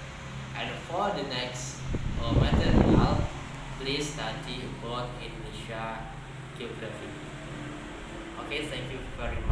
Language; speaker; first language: English; non-native, learner; Indonesian